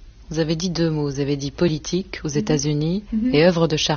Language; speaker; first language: French; native; French